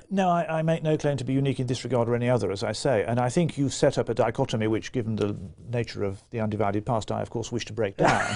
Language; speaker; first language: English; native; English